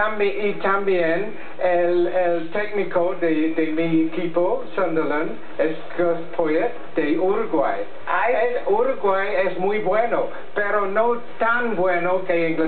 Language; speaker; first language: Spanish; non-native, learner; English